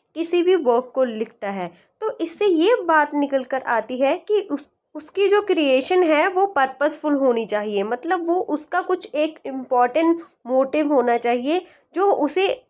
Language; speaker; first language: Hindi; native; Hindi